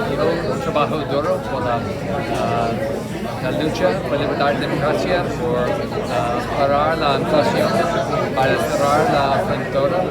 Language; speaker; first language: Spanish; non-native, learner; English